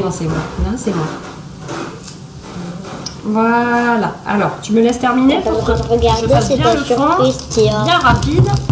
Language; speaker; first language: French; native; French